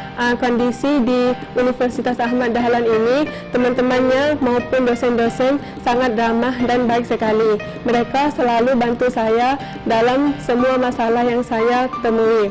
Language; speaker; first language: Indonesian; non-native, learner; Thai